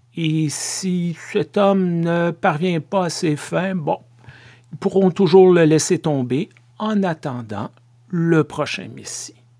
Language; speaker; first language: French; native; French